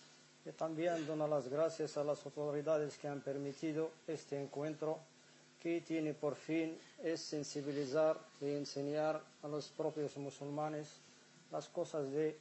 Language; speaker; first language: Spanish; non-native, fluent; Arabic